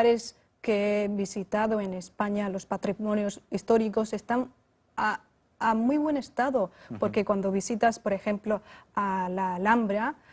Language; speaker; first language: Spanish; non-native, fluent; Chinese